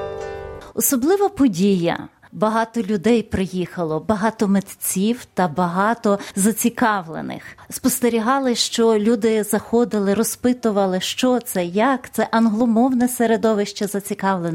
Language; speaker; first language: Ukrainian; native; Ukrainian